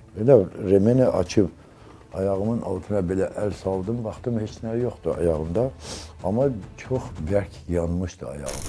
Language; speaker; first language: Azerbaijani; non-native, local second language; Avaric